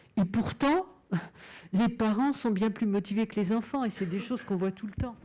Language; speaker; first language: French; non-native, fluent; Italian